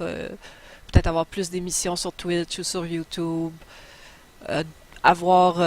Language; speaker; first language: French; native; French